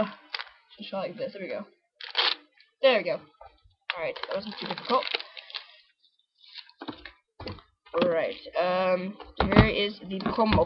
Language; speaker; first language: English; native; English